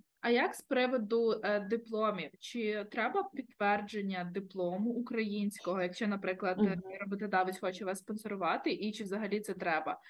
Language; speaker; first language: Ukrainian; native; Ukrainian